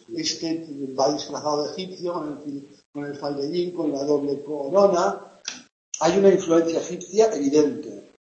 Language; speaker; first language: Spanish; non-native, local second language; Catalan